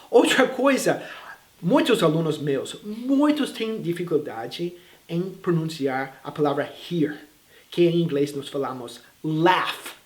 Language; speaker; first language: Portuguese; non-native, fluent; English